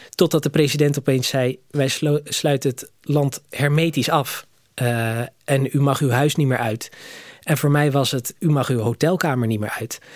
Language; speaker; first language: Dutch; native; Dutch